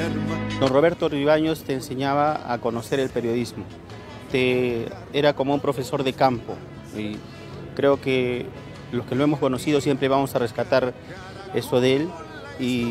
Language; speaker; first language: Spanish; native; Spanish